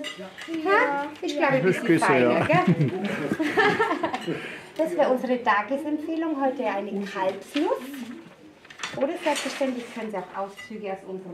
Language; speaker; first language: German; native; German